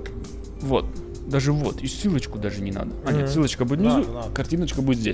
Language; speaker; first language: Russian; native; Russian